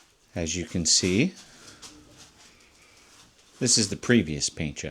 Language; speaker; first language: English; native; English